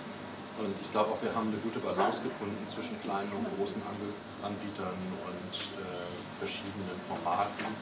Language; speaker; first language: German; native; German